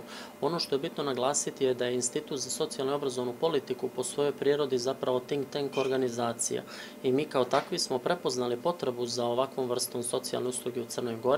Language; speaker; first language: Serbian; native; Serbian